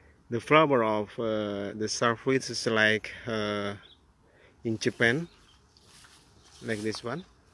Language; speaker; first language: English; non-native, learner; Indonesian